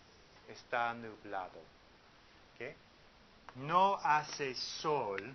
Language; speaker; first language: Spanish; non-native, fluent; English